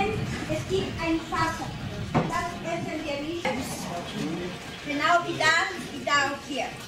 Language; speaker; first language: German; non-native, learner; Spanish